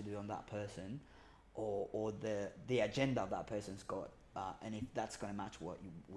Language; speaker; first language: English; non-native, fluent; Spanish